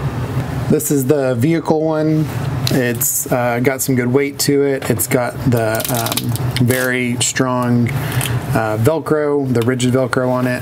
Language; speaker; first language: English; native; English